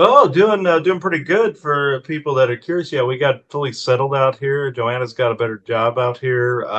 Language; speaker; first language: English; native; English